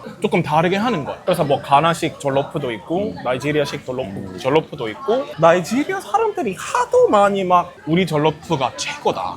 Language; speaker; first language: Korean; non-native, fluent; English